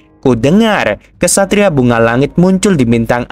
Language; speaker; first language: Indonesian; native; Indonesian